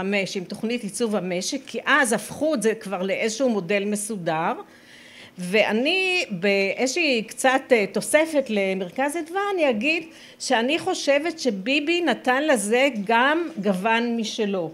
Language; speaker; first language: Hebrew; native; Hebrew